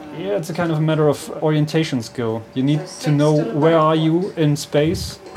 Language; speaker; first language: English; non-native, fluent; German